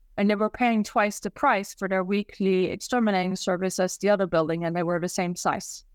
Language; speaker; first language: English; non-native, fluent; Swedish